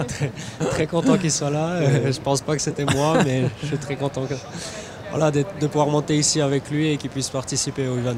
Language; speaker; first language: French; native; French